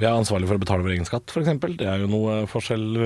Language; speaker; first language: Norwegian; native; Norwegian